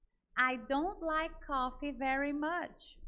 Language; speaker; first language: English; non-native, fluent; Portuguese